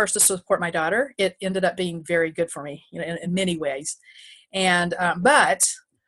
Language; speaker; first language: English; native; English